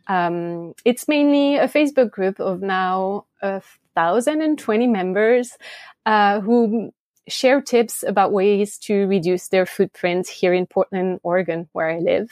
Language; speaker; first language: English; non-native, fluent; French